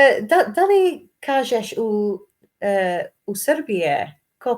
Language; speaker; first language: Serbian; non-native, learner; English